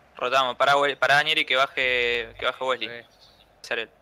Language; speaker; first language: Spanish; native; Spanish